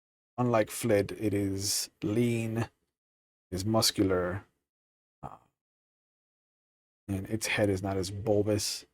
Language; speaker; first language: English; native; English